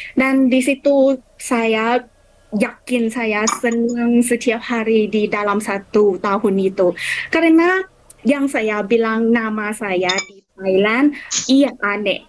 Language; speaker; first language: Indonesian; non-native, fluent; Thai